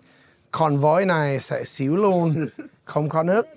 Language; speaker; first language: Vietnamese; non-native, fluent; English